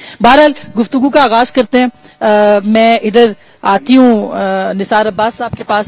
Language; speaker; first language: Urdu; native; Urdu